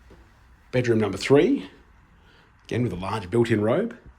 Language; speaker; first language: English; native; English